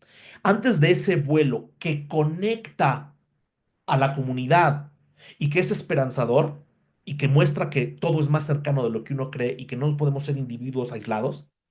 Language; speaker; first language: Spanish; native; Spanish